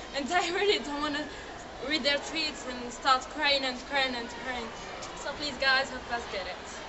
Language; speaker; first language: English; non-native, fluent; Arabic